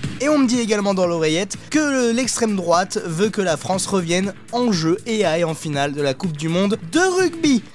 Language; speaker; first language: French; native; French